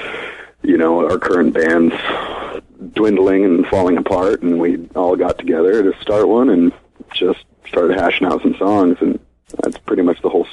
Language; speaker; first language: English; native; English